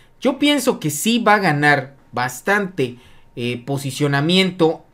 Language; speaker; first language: Spanish; native; Spanish